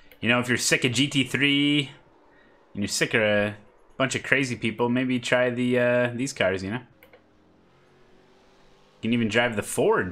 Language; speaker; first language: English; native; English